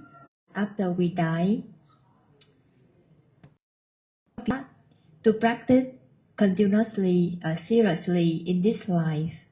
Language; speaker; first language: English; non-native, local second language; Vietnamese